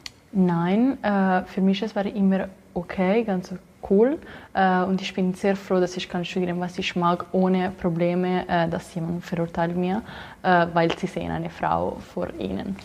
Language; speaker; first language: German; non-native, learner; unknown